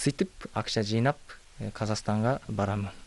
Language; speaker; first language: Kazakh; non-native, learner; Japanese